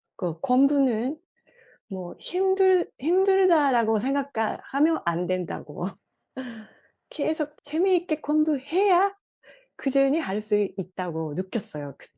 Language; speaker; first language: Korean; non-native, fluent; Japanese